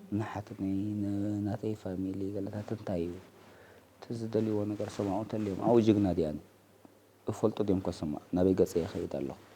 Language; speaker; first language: Tigrinya; native; Tigrinya